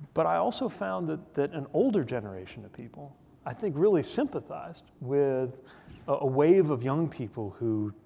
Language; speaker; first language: English; native; English